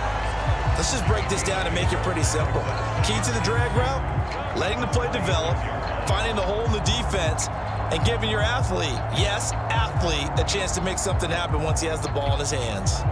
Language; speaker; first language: English; native; English